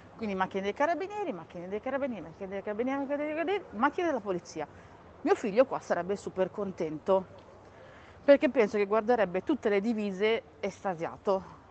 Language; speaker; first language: Italian; native; Italian